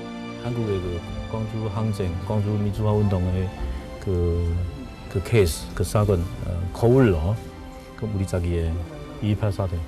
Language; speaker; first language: Korean; non-native, fluent; Chinese